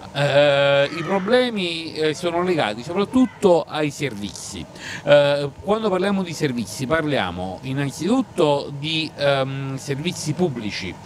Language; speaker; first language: Italian; native; Italian